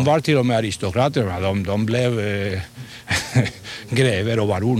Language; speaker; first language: Swedish; non-native, fluent; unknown